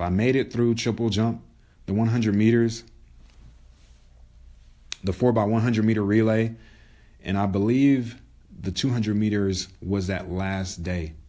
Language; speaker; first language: English; native; English